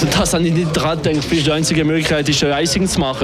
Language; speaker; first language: German; non-native, local second language; French